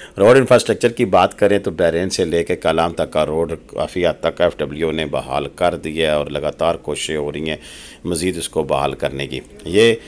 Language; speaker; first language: Urdu; non-native, local second language; Pahari-Potwari